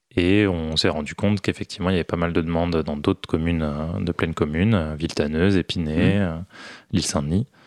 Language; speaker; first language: French; native; French